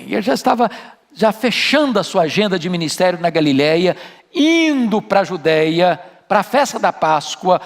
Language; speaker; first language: Portuguese; native; Portuguese